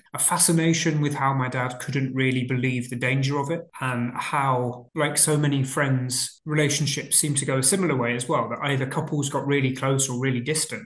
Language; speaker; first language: English; native; English